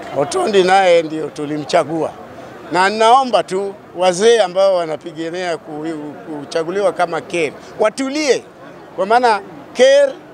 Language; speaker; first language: Swahili; non-native, local second language; Luo (Kenya and Tanzania)